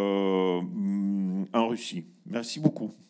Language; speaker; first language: French; non-native, learner; Russian